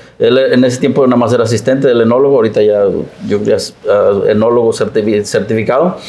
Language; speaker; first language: Spanish; native; Spanish